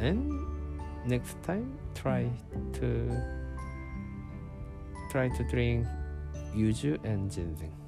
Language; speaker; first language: English; non-native, learner; Korean